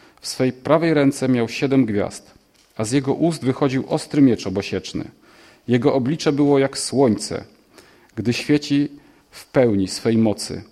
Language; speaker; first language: Polish; native; Polish